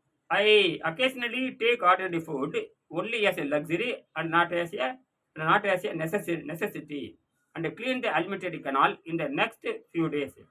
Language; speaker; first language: English; non-native, local second language; Tamil